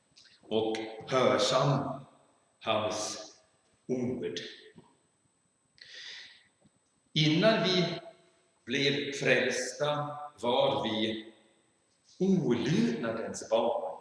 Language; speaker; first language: Swedish; non-native, fluent; German